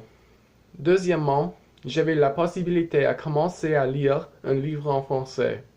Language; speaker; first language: French; non-native, learner; English